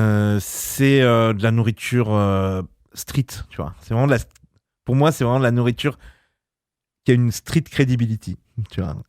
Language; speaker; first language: French; native; French